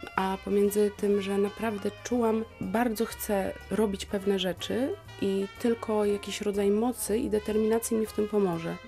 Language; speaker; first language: Polish; native; Polish